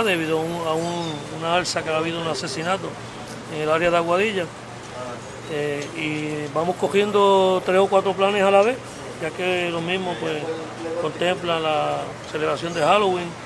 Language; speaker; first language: Spanish; native; Spanish